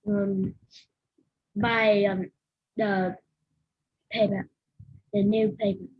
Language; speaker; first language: English; non-native, learner; Vietnamese